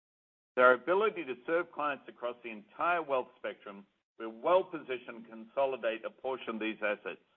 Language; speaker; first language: English; native; English